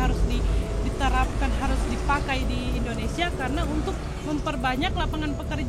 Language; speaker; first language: Indonesian; native; Indonesian